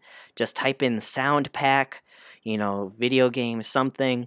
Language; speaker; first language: English; native; English